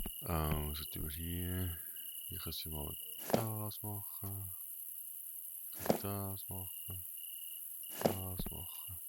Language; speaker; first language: German; native; German